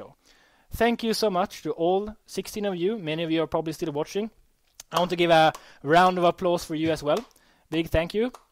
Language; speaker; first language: English; non-native, fluent; Swedish